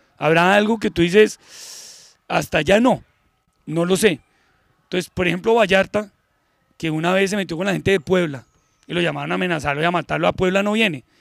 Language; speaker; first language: Spanish; native; Spanish